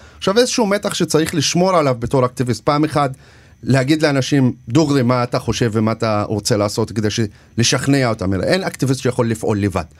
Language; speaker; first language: Hebrew; non-native, local second language; Arabic